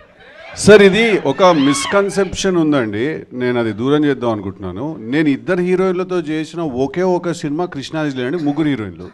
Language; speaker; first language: Telugu; native; Telugu